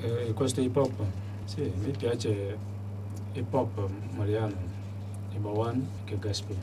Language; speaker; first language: Italian; non-native, learner; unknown